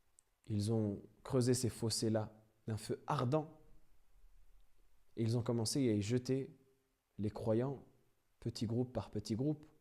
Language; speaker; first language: French; native; French